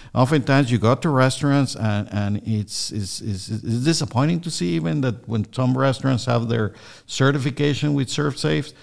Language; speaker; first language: English; non-native, fluent; Spanish